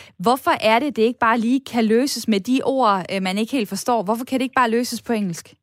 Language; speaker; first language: Danish; native; Danish